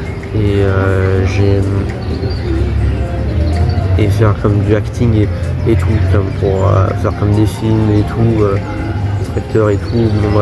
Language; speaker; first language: French; early bilingual, other home language; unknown